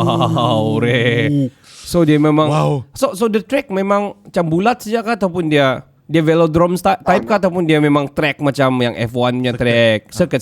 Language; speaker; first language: Malay; native; Malay